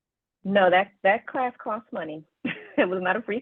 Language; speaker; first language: English; native; English